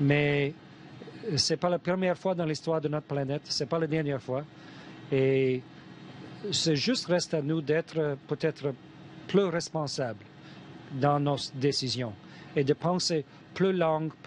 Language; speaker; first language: French; non-native, fluent; English